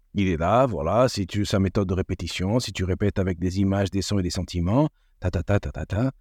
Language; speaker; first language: French; non-native, fluent; Portuguese